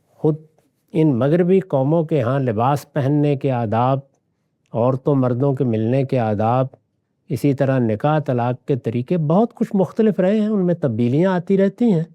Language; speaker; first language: Urdu; non-native, local second language; Punjabi